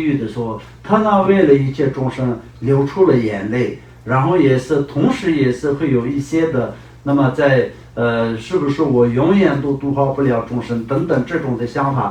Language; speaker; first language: Chinese; non-native, local second language; Tibetan